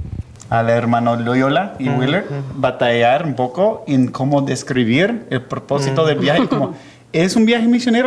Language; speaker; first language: Spanish; non-native, fluent; English